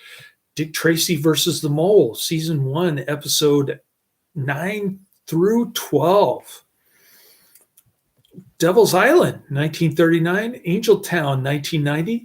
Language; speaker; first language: English; native; English